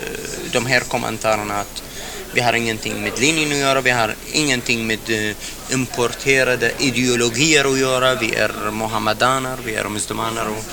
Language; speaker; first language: Swedish; non-native, fluent; Arabic